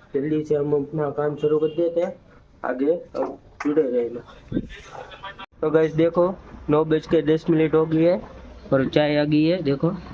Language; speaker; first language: Hindi; non-native, local second language; Gujarati